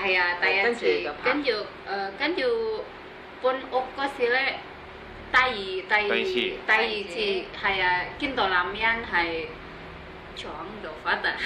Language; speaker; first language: Chinese; non-native, learner; Indonesian